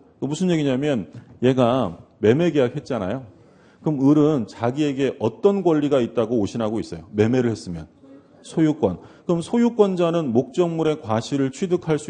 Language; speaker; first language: Korean; native; Korean